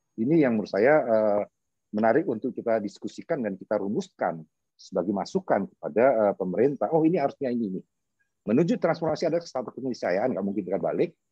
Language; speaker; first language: Indonesian; native; Indonesian